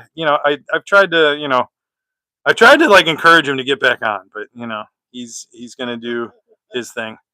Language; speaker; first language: English; native; English